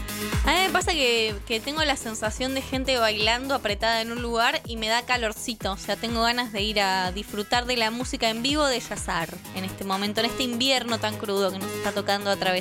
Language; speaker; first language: Spanish; native; Spanish